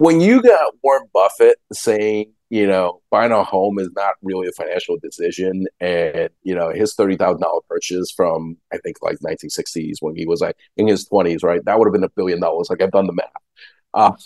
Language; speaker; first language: English; native; English